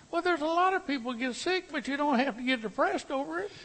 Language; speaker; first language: English; native; English